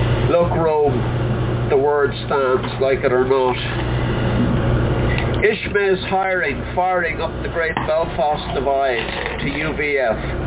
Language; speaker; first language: English; native; English